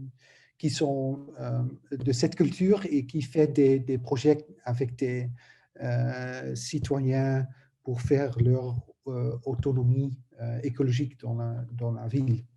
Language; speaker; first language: French; non-native, learner; Dutch